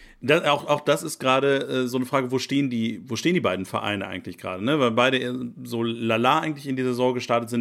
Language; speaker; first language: German; native; German